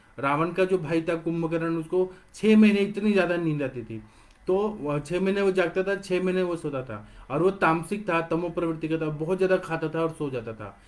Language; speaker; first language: Hindi; non-native, local second language; Marathi